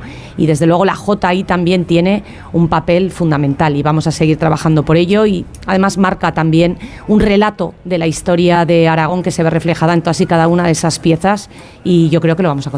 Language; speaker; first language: Spanish; native; Spanish